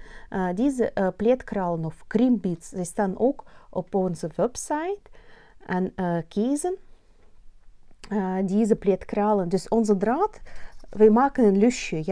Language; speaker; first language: Dutch; non-native, learner; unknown